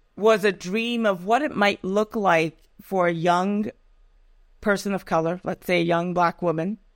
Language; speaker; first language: English; non-native, local second language; Yoruba